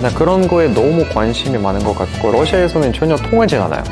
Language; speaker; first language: Korean; non-native, fluent; Russian